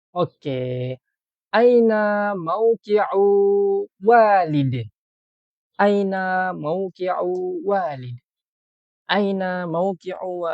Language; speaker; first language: Arabic; non-native, fluent; Malay